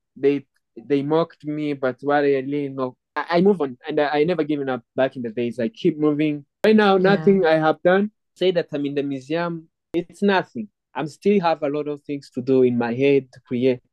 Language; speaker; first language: English; non-native, local second language; Kinyarwanda